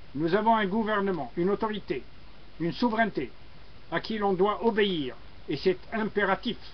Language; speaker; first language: French; non-native, local second language; Arabic